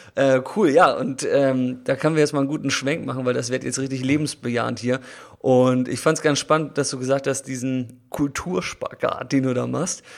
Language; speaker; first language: German; native; German